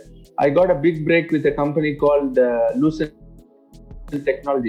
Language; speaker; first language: English; non-native, local second language; Tamil